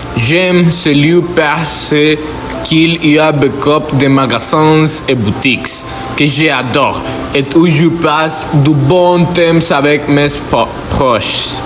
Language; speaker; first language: French; non-native, learner; Spanish